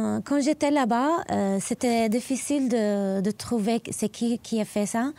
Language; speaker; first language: French; non-native, learner; Arabic